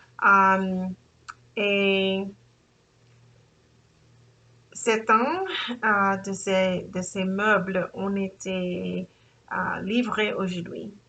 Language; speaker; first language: French; non-native, learner; English